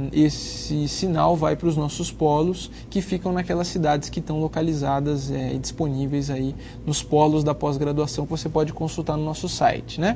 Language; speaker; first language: Portuguese; native; Portuguese